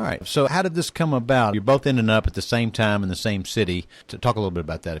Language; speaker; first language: English; native; English